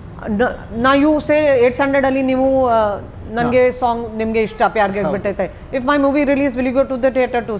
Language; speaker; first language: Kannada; non-native, local second language; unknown